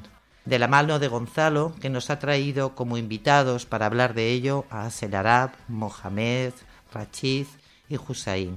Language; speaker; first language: Spanish; native; Spanish